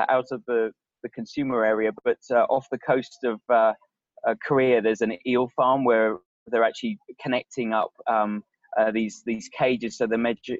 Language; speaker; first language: English; native; English